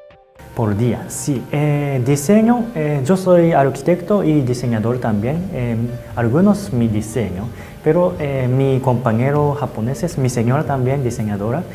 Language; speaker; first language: Spanish; non-native, learner; Japanese